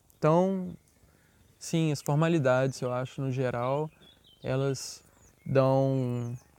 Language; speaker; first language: Portuguese; native; Portuguese